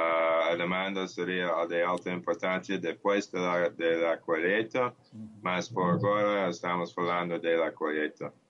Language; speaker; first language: Portuguese; non-native, learner; English